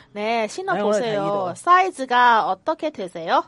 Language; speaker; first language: Korean; non-native, learner; Cantonese